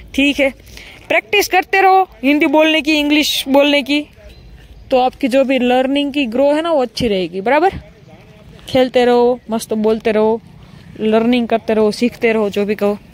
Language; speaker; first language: Hindi; non-native, local second language; Gujarati